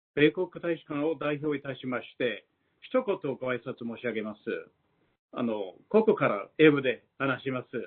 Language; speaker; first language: Japanese; non-native, learner; English